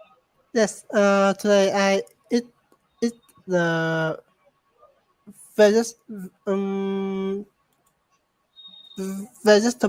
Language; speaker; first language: English; non-native, learner; Vietnamese